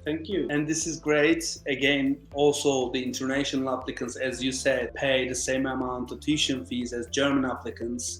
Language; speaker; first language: English; non-native, fluent; Turkish